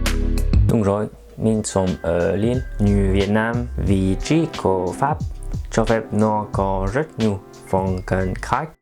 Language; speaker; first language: Vietnamese; non-native, learner; French